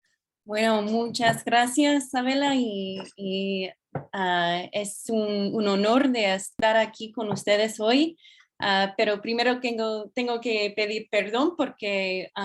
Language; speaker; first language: Spanish; non-native, fluent; English